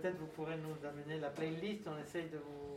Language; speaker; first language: French; native; French